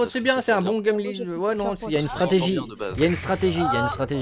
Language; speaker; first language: French; native; French